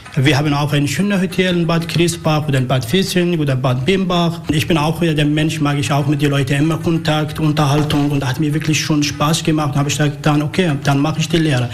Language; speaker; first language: German; non-native, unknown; Arabic